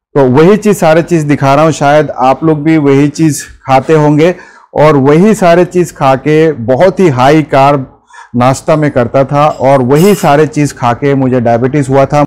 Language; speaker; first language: Hindi; non-native, local second language; Bangla